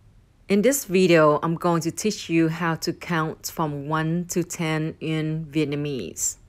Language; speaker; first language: English; non-native, fluent; Vietnamese